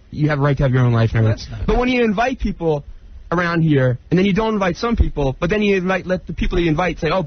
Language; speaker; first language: English; native; English